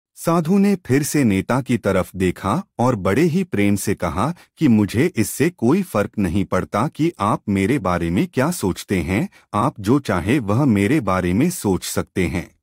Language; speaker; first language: Hindi; non-native, local second language; Gujarati